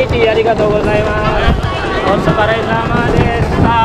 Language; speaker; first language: Japanese; non-native, fluent; Indonesian